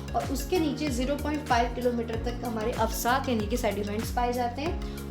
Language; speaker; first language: Hindi; native; Hindi